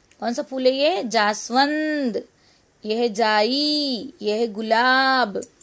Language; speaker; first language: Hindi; non-native, local second language; Urdu